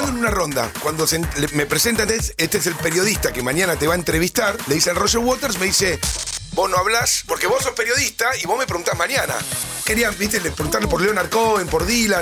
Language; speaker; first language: Spanish; native; Spanish